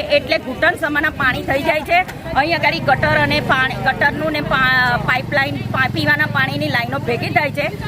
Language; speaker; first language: Gujarati; native; Gujarati